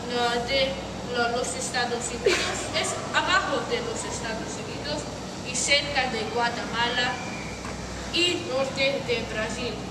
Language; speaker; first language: Spanish; non-native, learner; English